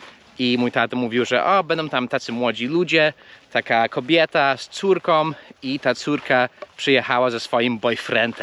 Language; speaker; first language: Polish; early bilingual, heritage; English